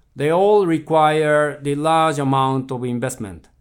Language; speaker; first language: English; non-native, fluent; Japanese